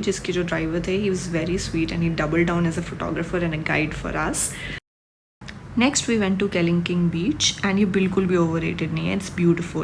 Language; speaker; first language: English; non-native, local second language; Hindi